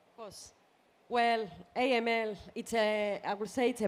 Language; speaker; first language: English; non-native, fluent; Greek